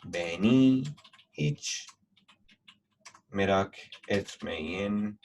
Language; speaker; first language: Turkish; non-native, fluent; Urdu